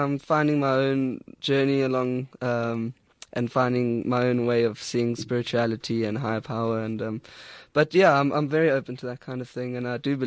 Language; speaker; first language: English; native; English